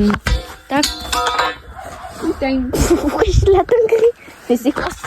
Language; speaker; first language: French; native; French